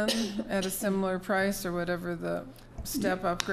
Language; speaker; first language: English; native; English